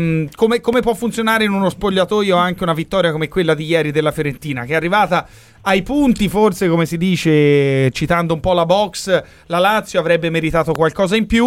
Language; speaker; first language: Italian; native; Italian